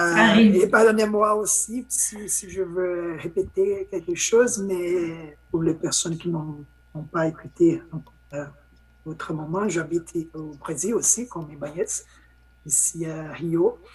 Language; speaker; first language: French; non-native, learner; Portuguese